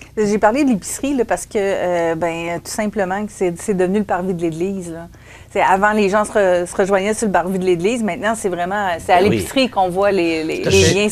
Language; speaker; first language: French; native; French